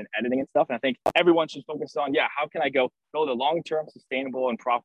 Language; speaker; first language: English; native; English